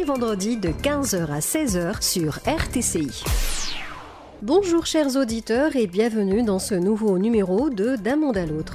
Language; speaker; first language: French; non-native, local second language; Arabic